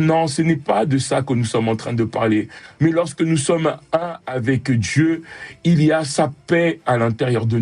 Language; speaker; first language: French; native; French